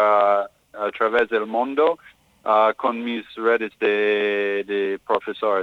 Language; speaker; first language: Spanish; non-native, learner; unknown